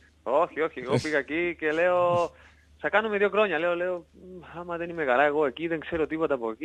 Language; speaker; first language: Greek; non-native, learner; Spanish